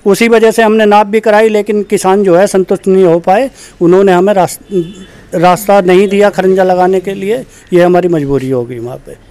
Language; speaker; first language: Hindi; native; Hindi